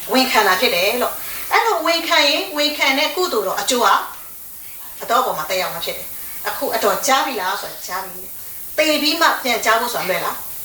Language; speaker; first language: Burmese; native; Burmese